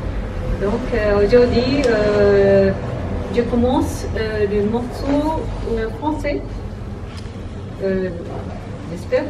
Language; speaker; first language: French; non-native, learner; Japanese